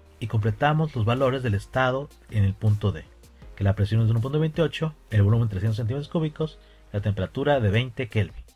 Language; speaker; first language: Spanish; native; Spanish